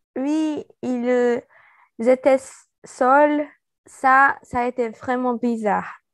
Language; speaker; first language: French; non-native, learner; Portuguese